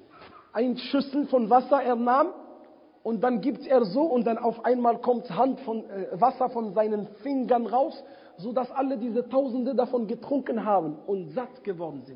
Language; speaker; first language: German; non-native, fluent; Arabic